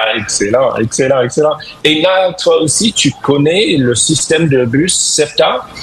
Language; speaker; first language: French; non-native, fluent; English